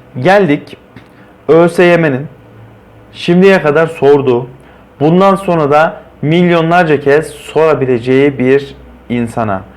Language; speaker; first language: Turkish; native; Turkish